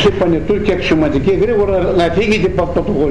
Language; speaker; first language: Greek; native; Greek